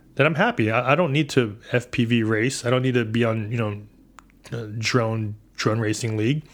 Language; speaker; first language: English; native; English